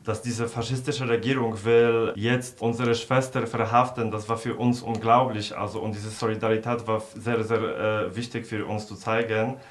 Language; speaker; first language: German; non-native, fluent; Polish